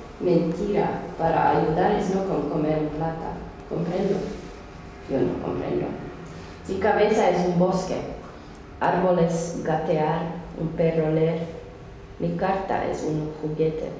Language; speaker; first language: Spanish; non-native, learner; Finnish